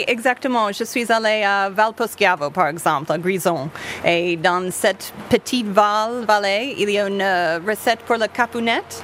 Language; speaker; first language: French; non-native, learner; English